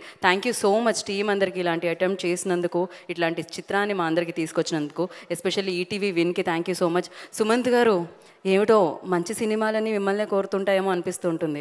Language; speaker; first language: Telugu; native; Telugu